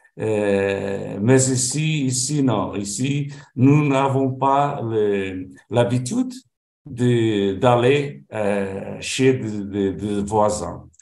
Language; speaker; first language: French; non-native, learner; Portuguese